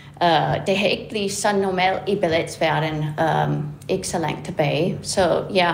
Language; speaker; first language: Danish; non-native, fluent; English